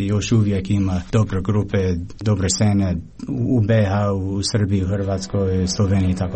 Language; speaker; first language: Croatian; non-native, fluent; English